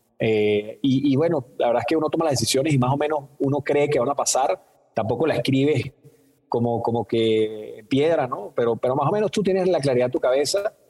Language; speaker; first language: Spanish; native; Spanish